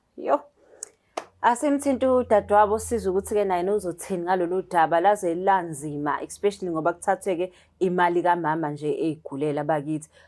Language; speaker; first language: Zulu; native; Zulu